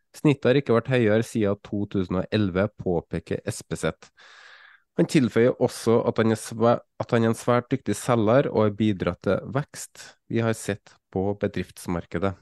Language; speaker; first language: Norwegian; native; Norwegian